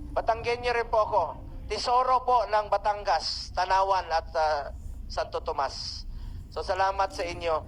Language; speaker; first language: Filipino; non-native, local second language; Cebuano